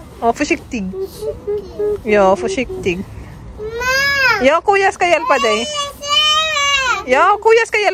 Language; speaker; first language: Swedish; non-native, learner; Cebuano